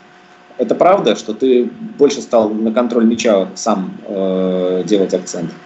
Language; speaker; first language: Russian; native; Russian